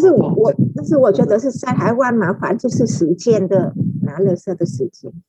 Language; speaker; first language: Chinese; non-native, fluent; Vietnamese